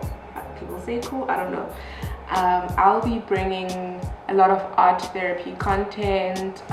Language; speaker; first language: English; non-native, local second language; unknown